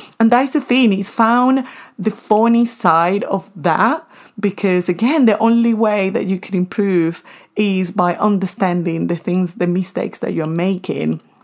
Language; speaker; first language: English; non-native, fluent; Spanish